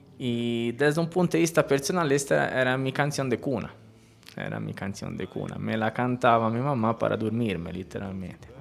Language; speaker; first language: Spanish; non-native, fluent; Italian